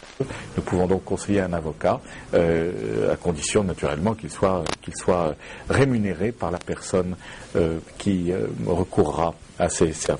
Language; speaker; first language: French; native; French